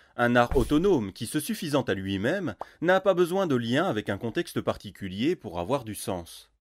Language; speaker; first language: French; native; French